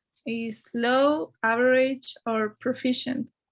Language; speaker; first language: English; non-native, fluent; Spanish